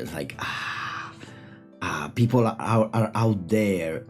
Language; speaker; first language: English; non-native, fluent; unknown